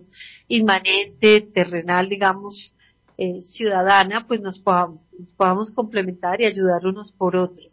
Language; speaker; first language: Spanish; native; Spanish